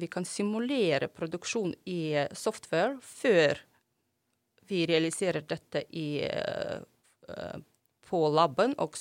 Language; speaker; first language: Norwegian; non-native, fluent; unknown